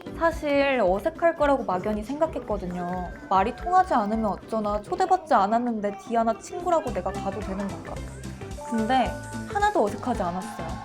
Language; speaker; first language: Korean; native; Korean